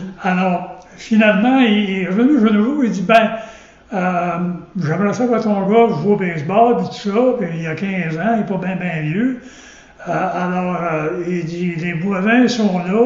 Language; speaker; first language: French; native; French